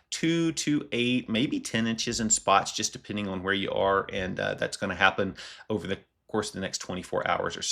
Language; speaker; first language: English; native; English